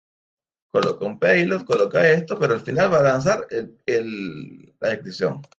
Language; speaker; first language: Spanish; native; Spanish